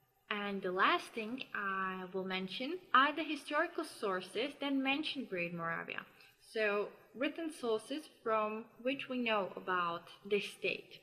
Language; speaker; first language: English; non-native, fluent; Slovak